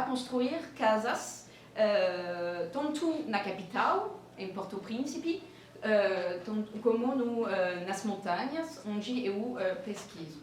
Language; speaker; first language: Portuguese; non-native, fluent; French